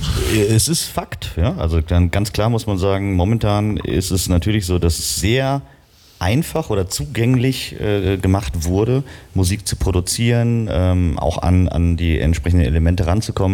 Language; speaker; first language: German; native; German